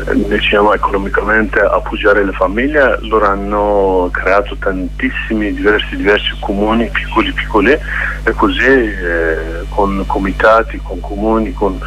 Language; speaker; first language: Italian; non-native, learner; Kurdish